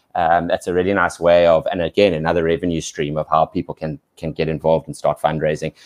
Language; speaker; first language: English; native; English